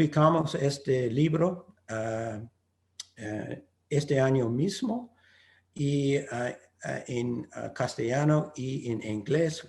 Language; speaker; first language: Spanish; non-native, fluent; English